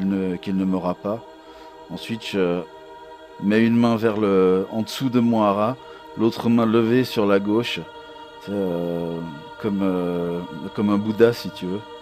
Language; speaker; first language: French; native; French